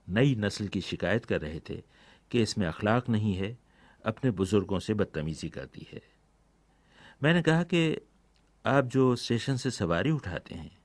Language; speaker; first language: Urdu; native; Urdu